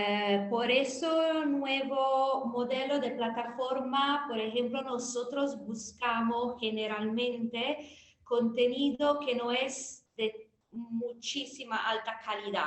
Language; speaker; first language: Spanish; non-native, fluent; Italian